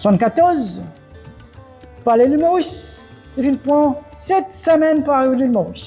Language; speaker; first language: French; non-native, local second language; Morisyen